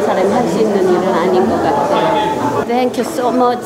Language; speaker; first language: English; non-native, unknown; Korean